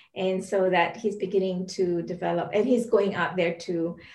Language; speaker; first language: English; non-native, local second language; Filipino